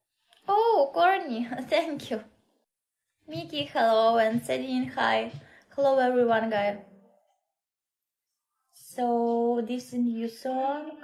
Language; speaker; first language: English; non-native, learner; Russian